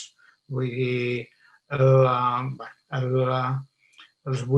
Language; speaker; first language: Catalan; native; Catalan